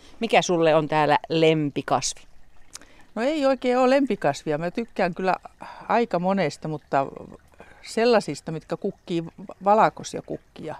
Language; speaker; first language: Finnish; native; Finnish